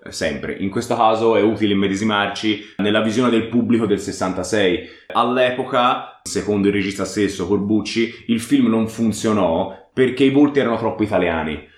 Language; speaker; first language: Italian; native; Italian